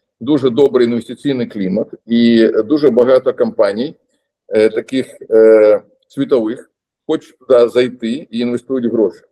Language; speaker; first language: Ukrainian; non-native, local second language; Russian